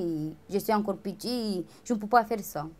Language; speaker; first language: French; non-native, learner; Romanian